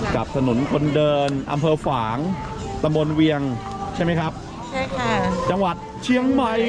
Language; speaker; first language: Thai; native; Thai